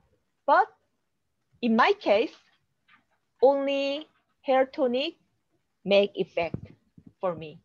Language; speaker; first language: English; non-native, learner; Korean